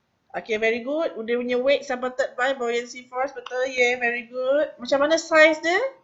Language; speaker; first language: English; non-native, local second language; Malay